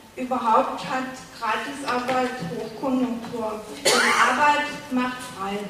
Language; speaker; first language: German; native; German